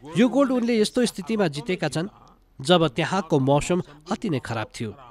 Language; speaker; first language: Nepali; native; Nepali